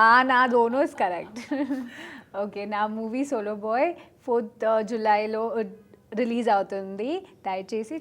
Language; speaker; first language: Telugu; non-native, learner; Hindi